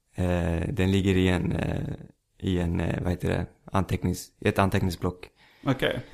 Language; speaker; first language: Swedish; native; Swedish